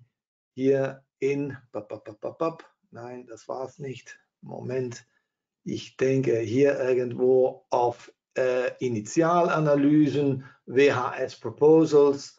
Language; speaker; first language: German; non-native, fluent; Dutch